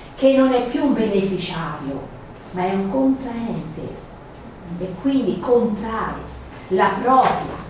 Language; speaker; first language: Italian; native; Italian